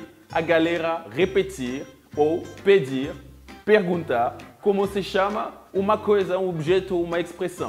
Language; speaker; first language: Portuguese; non-native, fluent; French